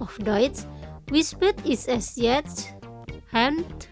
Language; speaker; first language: German; non-native, fluent; Indonesian